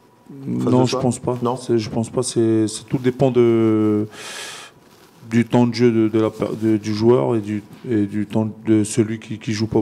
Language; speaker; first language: French; non-native, fluent; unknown